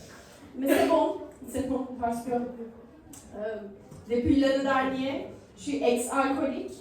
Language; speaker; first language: French; non-native, learner; Turkish